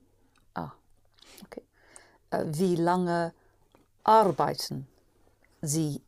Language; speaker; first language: German; non-native, learner; English